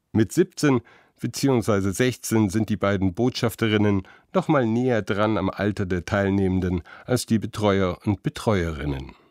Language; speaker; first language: German; native; German